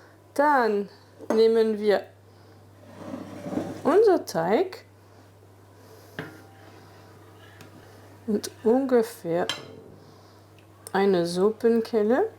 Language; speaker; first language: German; non-native, fluent; French